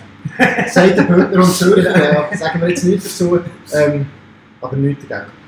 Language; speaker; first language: German; native; German